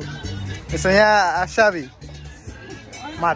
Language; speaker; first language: Spanish; native; Spanish